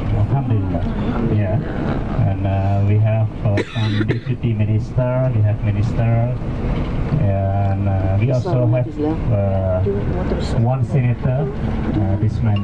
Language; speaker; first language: English; non-native, local second language; Khmer